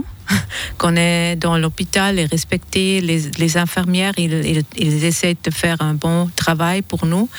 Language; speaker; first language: French; non-native, fluent; German